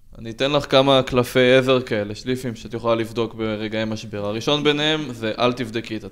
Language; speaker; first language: Hebrew; native; Hebrew